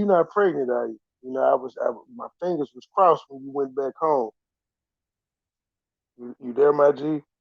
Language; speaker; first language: English; native; English